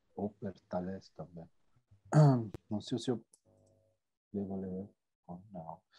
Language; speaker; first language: Portuguese; non-native, fluent; Italian